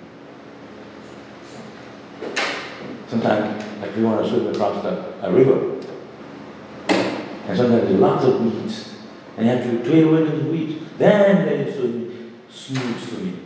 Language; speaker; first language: English; non-native, local second language; Bangla